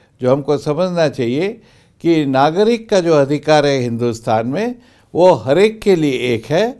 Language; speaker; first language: Hindi; non-native, local second language; Bangla